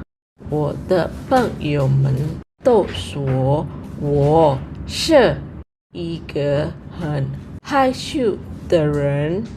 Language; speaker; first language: Chinese; non-native, fluent; Indonesian